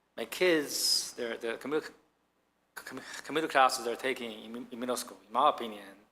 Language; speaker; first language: English; non-native, fluent; Chinese